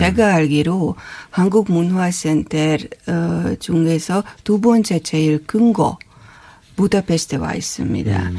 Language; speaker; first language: Korean; non-native, fluent; Hungarian